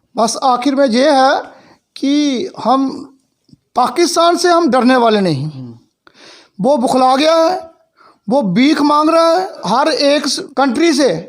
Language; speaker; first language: Hindi; non-native, local second language; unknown